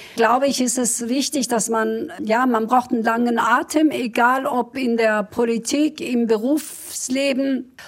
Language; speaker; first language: German; early bilingual, other home language; Kurdish